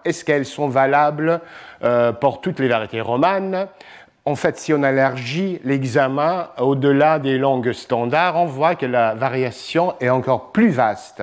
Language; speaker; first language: French; non-native, fluent; English